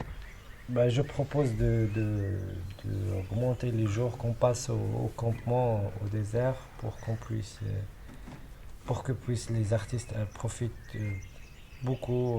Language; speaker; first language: French; non-native, local second language; Arabic